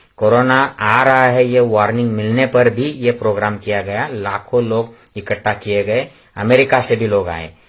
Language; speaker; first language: Hindi; non-native, local second language; Marathi